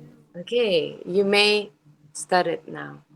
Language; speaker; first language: English; non-native, learner; Indonesian